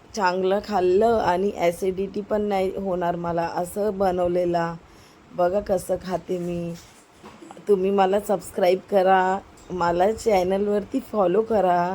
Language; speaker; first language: Marathi; non-native, local second language; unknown